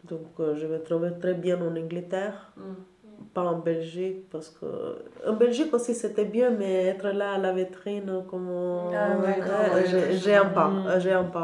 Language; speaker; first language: French; non-native, learner; Albanian